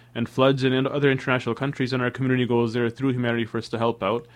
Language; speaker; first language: English; native; English